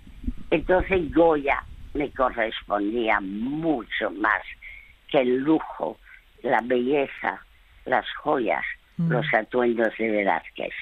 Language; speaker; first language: Spanish; early bilingual, other home language; French